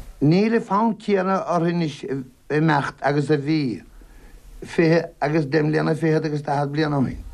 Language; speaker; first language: Irish; native; Irish